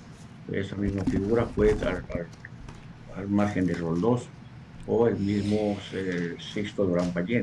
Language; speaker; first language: Spanish; native; Spanish